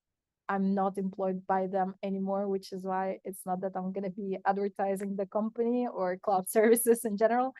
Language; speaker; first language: English; non-native, fluent; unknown